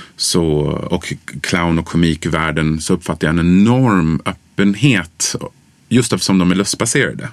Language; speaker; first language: Swedish; early bilingual, other home language; English